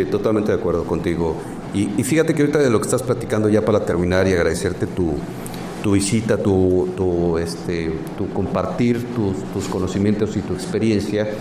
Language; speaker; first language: Spanish; native; Spanish